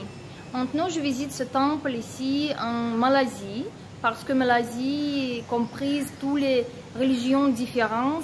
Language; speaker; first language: French; non-native, fluent; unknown